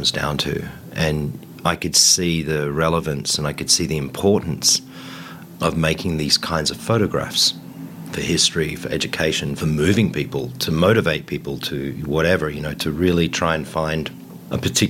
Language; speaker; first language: English; native; English